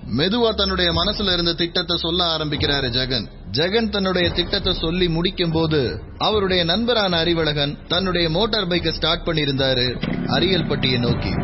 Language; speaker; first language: Tamil; native; Tamil